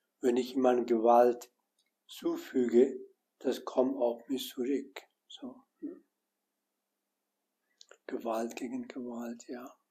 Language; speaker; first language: German; non-native, learner; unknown